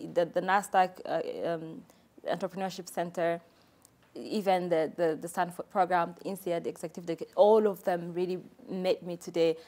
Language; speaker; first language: English; non-native, local second language; Kinyarwanda